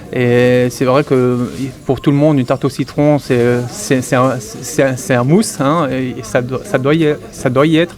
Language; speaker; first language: French; native; French